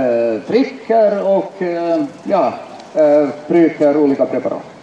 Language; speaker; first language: Swedish; non-native, fluent; Finnish